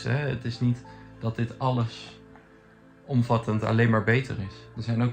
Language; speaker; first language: Dutch; native; Dutch